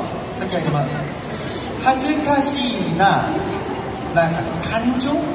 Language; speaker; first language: Japanese; non-native, learner; Korean